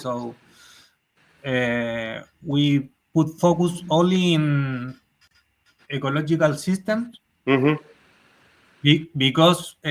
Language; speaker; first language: English; non-native, learner; Spanish